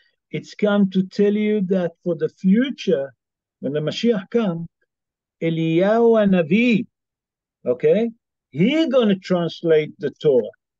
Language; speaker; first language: English; non-native, fluent; Hebrew